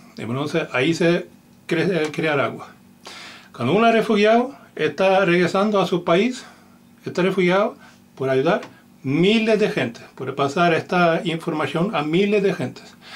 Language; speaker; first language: Spanish; non-native, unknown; Finnish